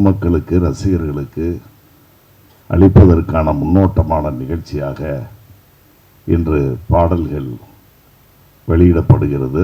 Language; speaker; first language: Tamil; native; Tamil